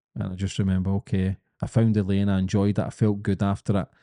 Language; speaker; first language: English; native; English